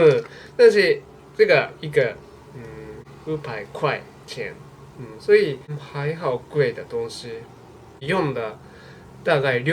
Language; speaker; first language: Chinese; non-native, learner; Japanese